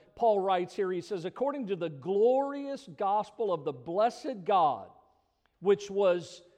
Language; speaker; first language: English; native; English